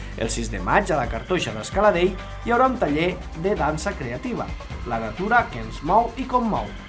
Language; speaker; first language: Catalan; native; Catalan